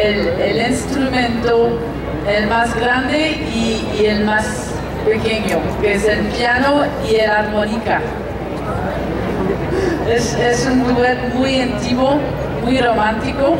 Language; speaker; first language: Spanish; non-native, learner; French